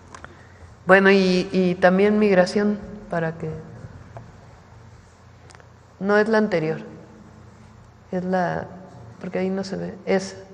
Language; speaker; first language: Spanish; native; Spanish